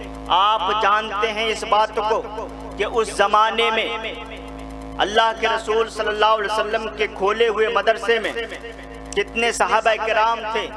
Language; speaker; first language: Urdu; native; Urdu